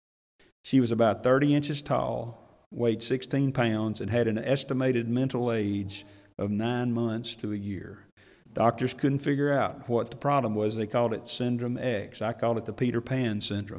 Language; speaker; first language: English; native; English